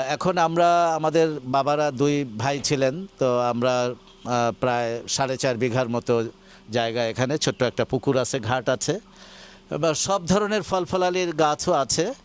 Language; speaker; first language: Bangla; native; Bangla